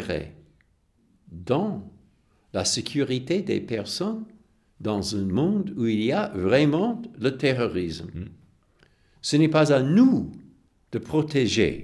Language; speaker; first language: French; non-native, fluent; English